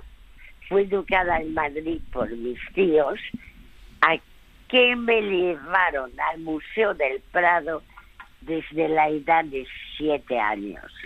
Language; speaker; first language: Spanish; early bilingual, other home language; French